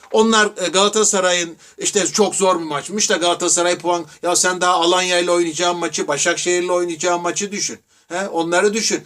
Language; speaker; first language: Turkish; native; Turkish